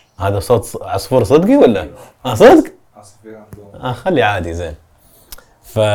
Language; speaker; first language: Arabic; native; Arabic